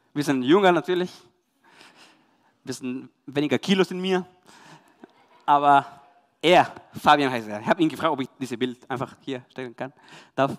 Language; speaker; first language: German; non-native, learner; Spanish